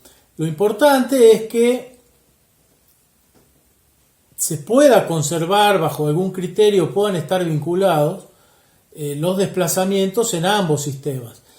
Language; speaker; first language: Spanish; native; Spanish